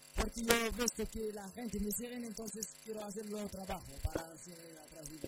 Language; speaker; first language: Spanish; non-native, learner; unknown